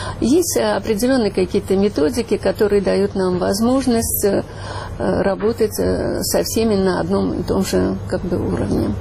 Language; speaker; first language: Russian; native; Russian